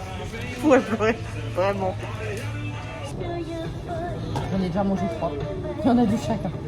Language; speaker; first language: French; native; French